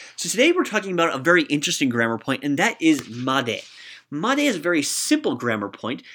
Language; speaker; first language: English; native; English